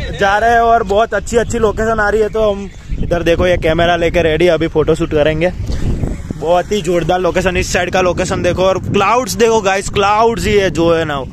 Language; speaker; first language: Hindi; native; Hindi